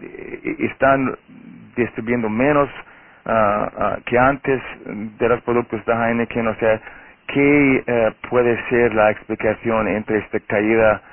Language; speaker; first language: Spanish; non-native, fluent; Portuguese